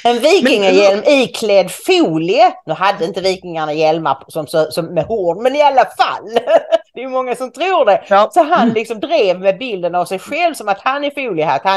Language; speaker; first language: Swedish; native; Swedish